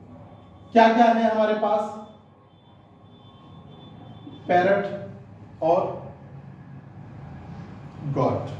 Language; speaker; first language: Hindi; native; Hindi